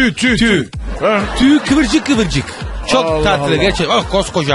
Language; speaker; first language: Turkish; non-native, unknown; Italian